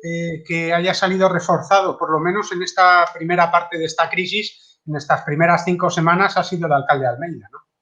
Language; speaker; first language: Spanish; native; Spanish